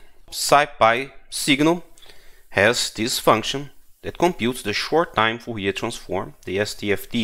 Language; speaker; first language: English; non-native, fluent; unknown